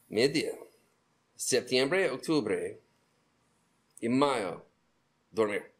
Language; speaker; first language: Spanish; non-native, learner; English